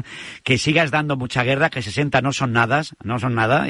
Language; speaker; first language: Spanish; native; Spanish